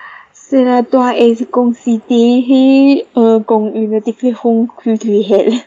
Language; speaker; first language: French; non-native, learner; Chinese